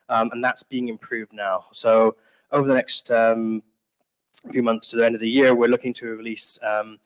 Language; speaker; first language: English; native; English